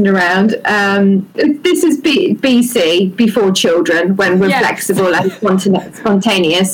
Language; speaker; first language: English; native; English